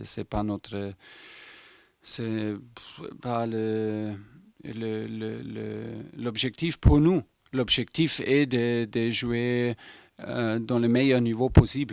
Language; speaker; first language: French; non-native, fluent; German